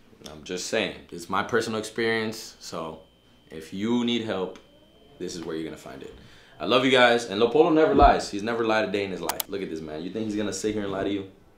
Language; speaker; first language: English; early bilingual, other home language; Spanish